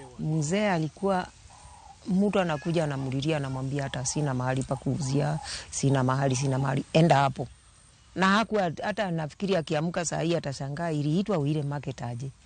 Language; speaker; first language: Swahili; non-native, local second language; Luo (Kenya and Tanzania)